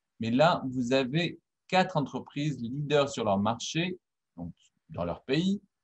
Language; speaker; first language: French; native; French